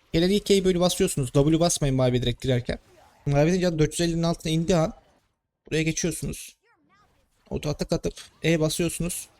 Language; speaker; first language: Turkish; native; Turkish